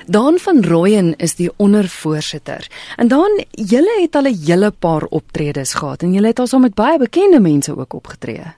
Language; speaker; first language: Afrikaans; native; Afrikaans